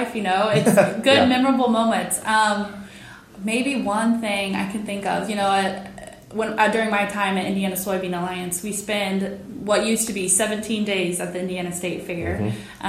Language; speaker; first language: English; native; English